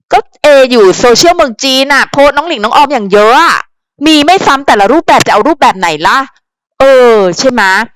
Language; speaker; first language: Thai; native; Thai